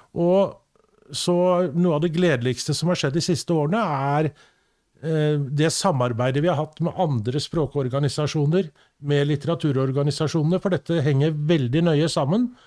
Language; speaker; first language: Norwegian; native; Norwegian